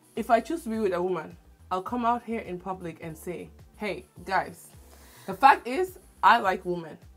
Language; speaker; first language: English; non-native, local second language; Wolof